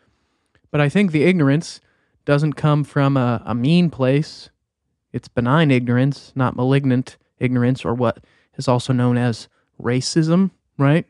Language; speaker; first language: English; native; English